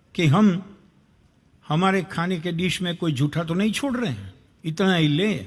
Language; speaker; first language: Hindi; non-native, local second language; Gujarati